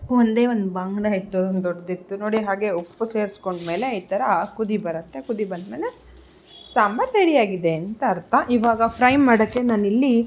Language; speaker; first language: Kannada; non-native, local second language; Konkani